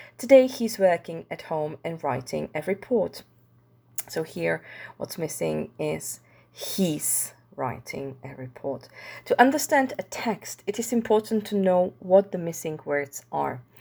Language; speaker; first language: English; non-native, fluent; Czech